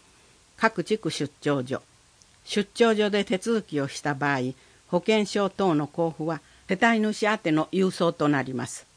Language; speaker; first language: Japanese; native; Japanese